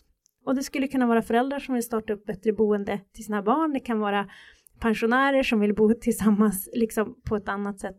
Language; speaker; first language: Swedish; native; Swedish